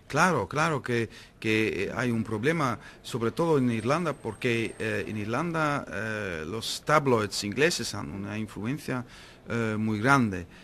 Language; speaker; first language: Spanish; non-native, learner; Dutch